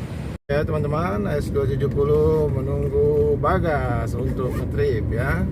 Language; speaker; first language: Indonesian; native; Indonesian